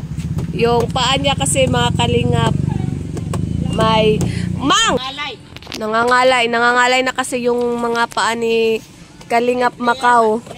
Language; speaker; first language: Filipino; non-native, local second language; Cebuano